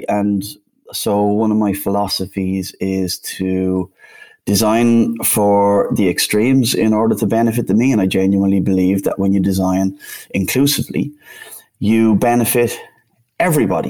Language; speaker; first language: English; native; English